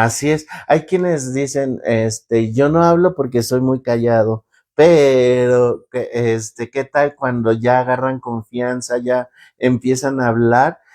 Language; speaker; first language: Spanish; native; Spanish